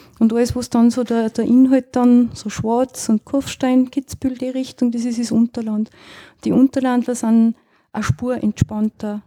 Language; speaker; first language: German; native; German